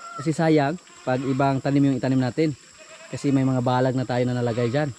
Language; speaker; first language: Filipino; non-native, local second language; Cebuano